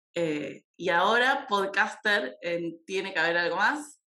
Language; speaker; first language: Spanish; native; Spanish